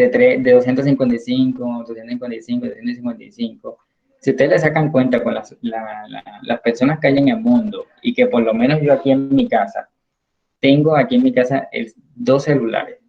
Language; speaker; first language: Spanish; native; Spanish